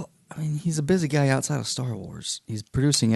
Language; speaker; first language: English; native; English